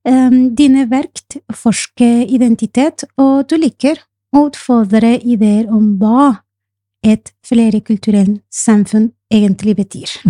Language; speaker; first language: Swedish; non-native, fluent; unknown